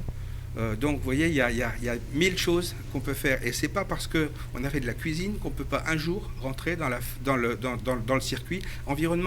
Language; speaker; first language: French; native; French